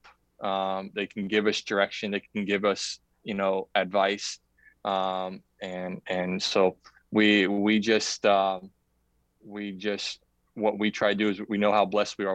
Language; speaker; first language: English; native; English